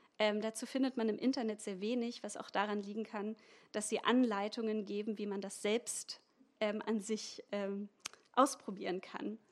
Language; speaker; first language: German; native; German